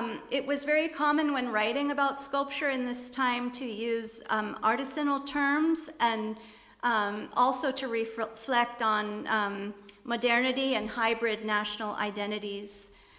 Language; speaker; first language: English; native; English